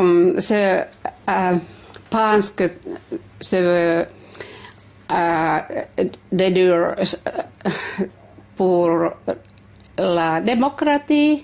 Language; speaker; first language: French; non-native, learner; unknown